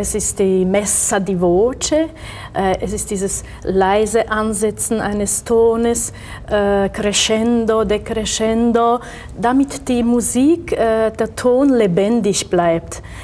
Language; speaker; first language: German; non-native, fluent; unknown